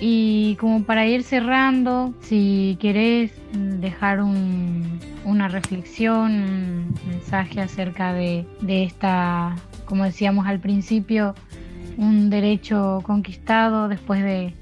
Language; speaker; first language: Spanish; native; Spanish